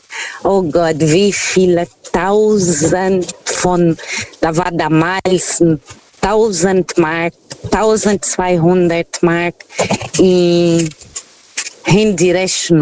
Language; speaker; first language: German; non-native, fluent; Portuguese